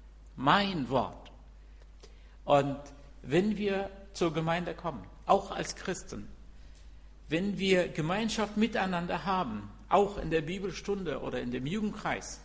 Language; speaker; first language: German; non-native, fluent; Arabic